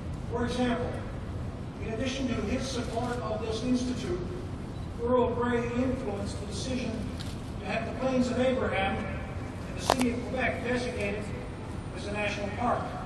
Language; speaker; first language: English; native; English